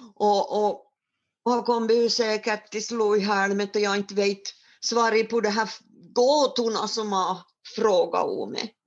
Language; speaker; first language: Swedish; native; Swedish